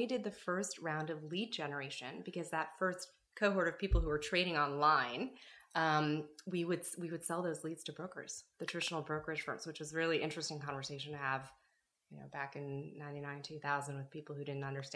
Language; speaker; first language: English; native; English